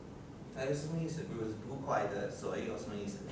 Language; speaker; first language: Chinese; non-native, learner; English